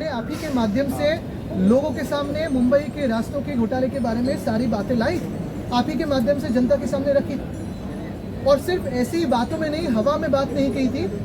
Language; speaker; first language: Hindi; non-native, local second language; Marathi